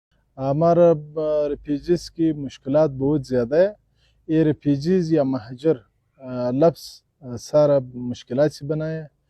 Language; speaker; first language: Hindi; non-native, fluent; Pashto